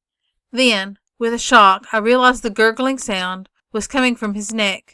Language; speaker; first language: English; native; English